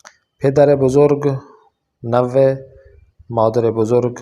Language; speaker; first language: Persian; non-native, fluent; Urdu